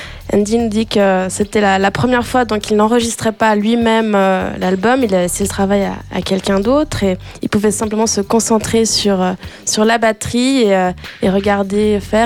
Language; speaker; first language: French; native; French